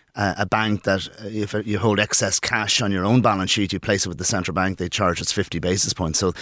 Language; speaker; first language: English; native; English